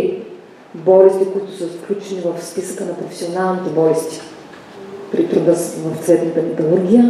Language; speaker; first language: Bulgarian; native; Bulgarian